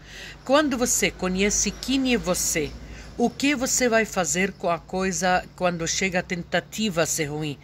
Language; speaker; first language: Portuguese; non-native, fluent; Arabic